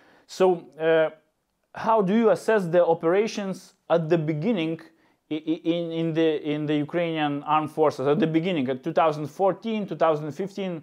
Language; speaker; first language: English; non-native, learner; Lithuanian